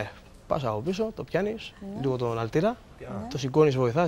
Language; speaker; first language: Greek; native; Greek